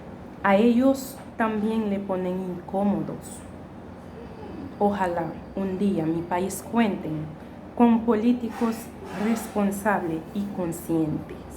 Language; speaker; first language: Spanish; non-native, fluent; Haitian Creole